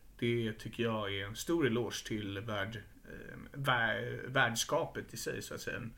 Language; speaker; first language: Swedish; native; Swedish